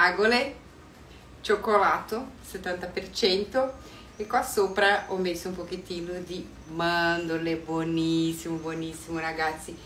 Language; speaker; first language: Italian; non-native, fluent; Portuguese